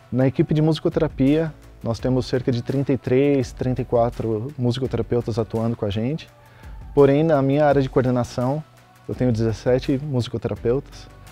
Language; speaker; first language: Portuguese; native; Portuguese